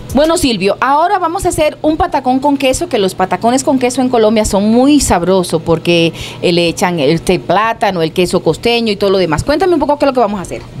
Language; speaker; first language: Spanish; native; Spanish